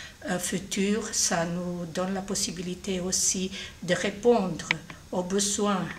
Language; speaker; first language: French; non-native, fluent; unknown